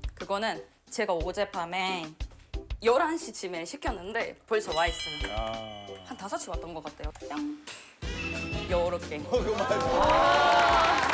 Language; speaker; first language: Korean; non-native, fluent; Russian